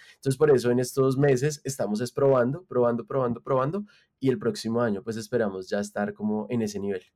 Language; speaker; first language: Spanish; native; Spanish